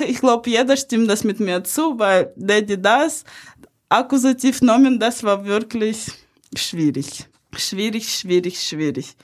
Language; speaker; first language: German; non-native, fluent; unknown